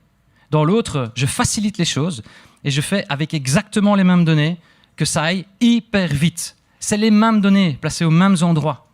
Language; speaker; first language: French; native; French